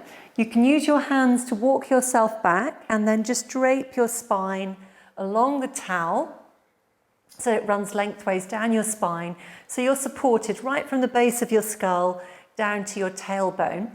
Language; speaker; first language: English; native; English